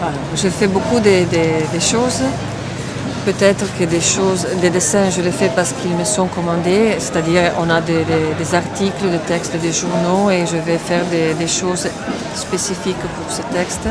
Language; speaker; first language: French; non-native, fluent; Italian